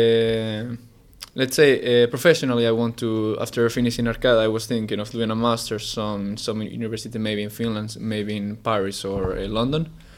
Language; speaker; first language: English; non-native, fluent; Spanish